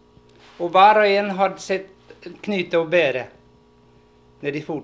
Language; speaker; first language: Swedish; early bilingual, heritage; Swedish